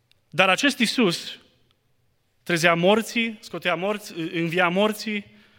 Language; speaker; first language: Romanian; native; Romanian